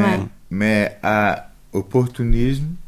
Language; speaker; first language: French; non-native, learner; Portuguese